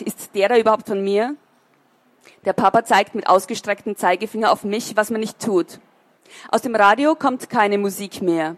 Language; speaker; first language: German; native; German